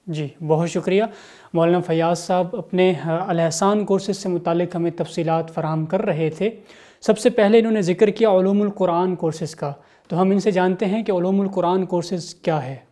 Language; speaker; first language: Urdu; native; Urdu